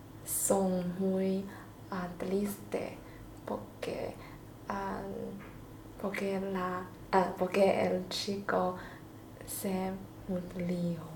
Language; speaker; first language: Spanish; non-native, learner; Chinese